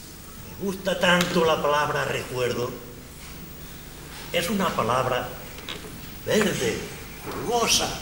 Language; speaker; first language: Spanish; non-native, local second language; Catalan